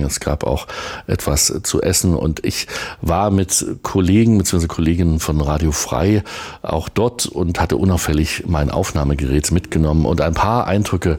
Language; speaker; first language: German; native; German